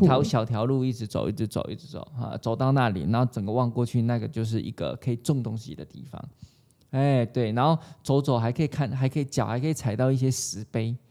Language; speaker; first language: Chinese; native; Chinese